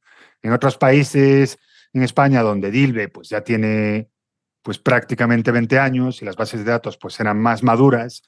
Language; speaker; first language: Spanish; native; Spanish